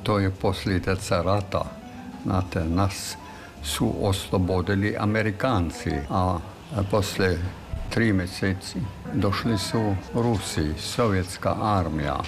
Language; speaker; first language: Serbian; non-native, fluent; German